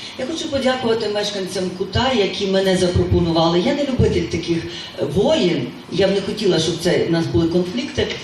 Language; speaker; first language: Ukrainian; native; Ukrainian